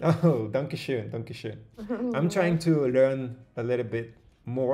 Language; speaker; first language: English; non-native, fluent; French